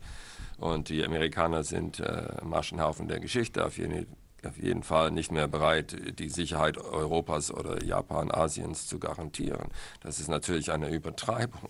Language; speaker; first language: German; non-native, fluent; English